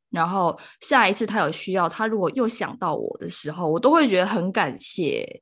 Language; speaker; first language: Chinese; native; Chinese